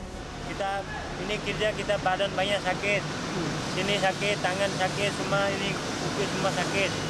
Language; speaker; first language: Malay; non-native, learner; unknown